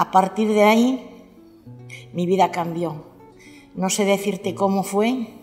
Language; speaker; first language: Spanish; native; Spanish